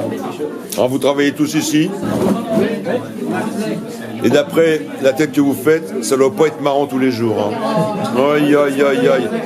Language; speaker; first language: French; native; French